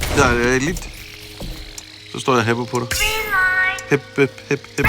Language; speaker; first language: Danish; native; Danish